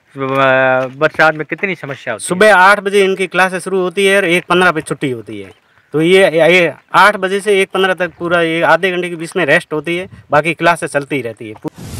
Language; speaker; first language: Hindi; native; Hindi